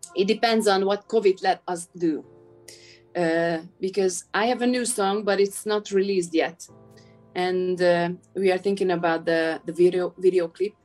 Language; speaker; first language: English; non-native, fluent; Hungarian